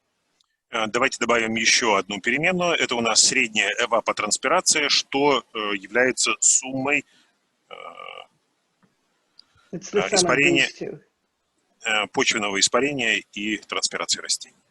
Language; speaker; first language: Russian; native; Russian